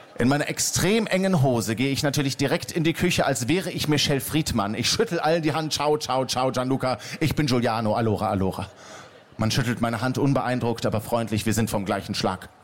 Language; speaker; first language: German; native; German